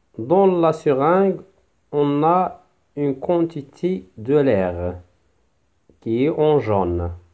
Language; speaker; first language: French; non-native, local second language; Arabic